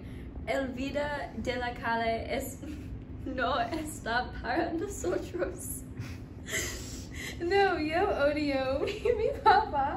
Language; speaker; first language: Spanish; non-native, learner; English